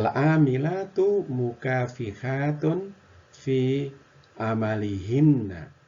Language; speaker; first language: Arabic; non-native, fluent; Indonesian